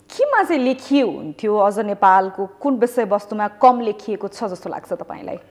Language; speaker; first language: Nepali; native; Nepali